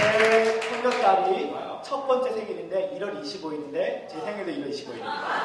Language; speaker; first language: Korean; early bilingual, other home language; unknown